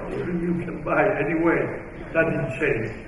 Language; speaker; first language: English; non-native, fluent; Italian